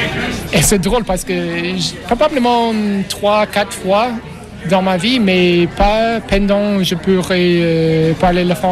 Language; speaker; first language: French; non-native, learner; English